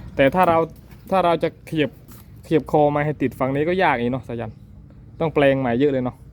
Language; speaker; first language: Thai; native; Thai